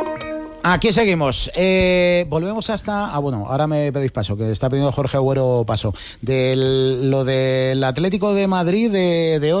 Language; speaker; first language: Spanish; native; Spanish